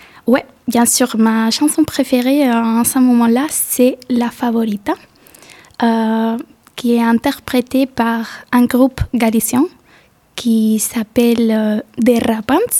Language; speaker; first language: French; non-native, fluent; Galician